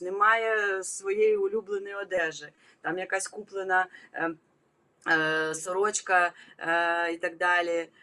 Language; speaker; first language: Ukrainian; non-native, local second language; Russian